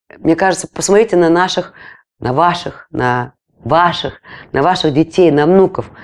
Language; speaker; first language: Russian; non-native, local second language; Latvian